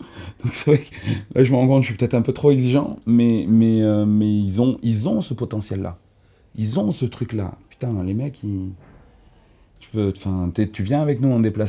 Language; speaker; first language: French; native; French